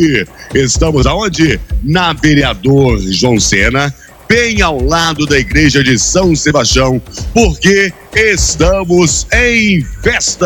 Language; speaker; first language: Portuguese; native; Portuguese